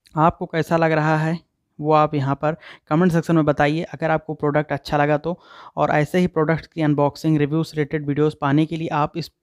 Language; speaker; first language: Hindi; native; Hindi